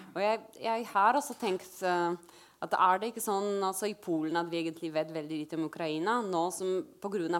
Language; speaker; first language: Norwegian; non-native, fluent; Polish